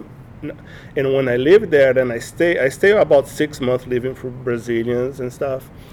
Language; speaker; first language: English; non-native, learner; Portuguese